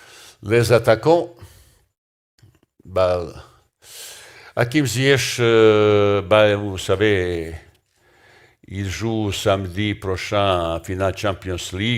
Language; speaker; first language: French; non-native, learner; Bosnian